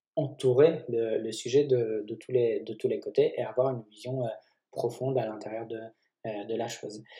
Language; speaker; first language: French; non-native, fluent; Polish